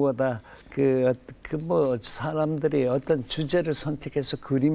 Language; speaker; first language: Korean; native; Korean